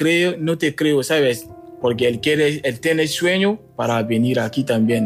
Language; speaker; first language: Spanish; non-native, learner; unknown